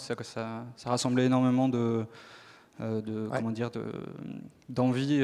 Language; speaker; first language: French; native; French